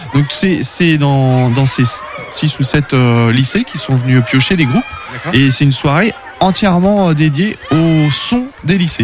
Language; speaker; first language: French; native; French